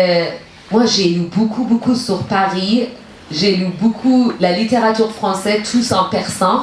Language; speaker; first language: French; non-native, learner; Persian